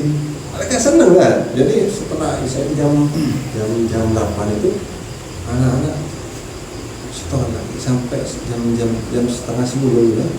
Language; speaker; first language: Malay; non-native, local second language; Javanese